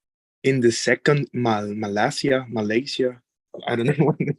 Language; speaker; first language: English; non-native, learner; Spanish